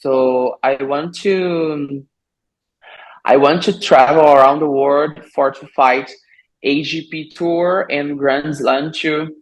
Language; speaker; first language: English; non-native, learner; Portuguese